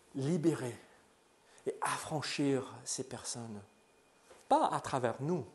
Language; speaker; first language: French; non-native, fluent; English